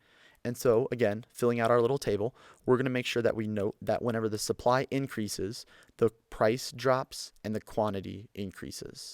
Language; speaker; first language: English; native; English